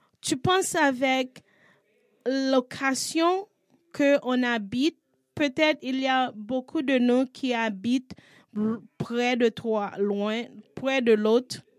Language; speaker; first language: French; non-native, learner; English